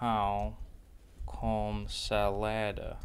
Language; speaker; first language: Portuguese; non-native, learner; English